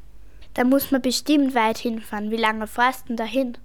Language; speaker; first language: German; native; German